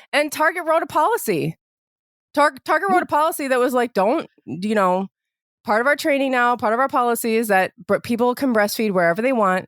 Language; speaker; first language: English; native; English